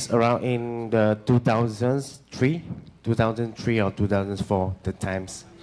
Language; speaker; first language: English; non-native, learner; Chinese